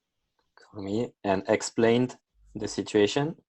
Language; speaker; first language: English; non-native, learner; French